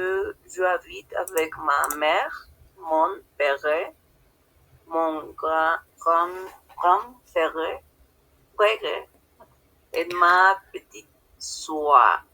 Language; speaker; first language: French; non-native, learner; Spanish